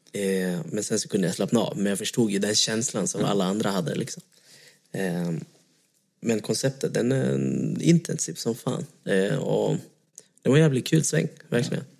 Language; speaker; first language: Swedish; early bilingual, other home language; Vietnamese